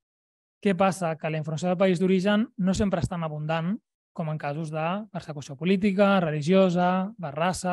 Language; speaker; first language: Catalan; native; Catalan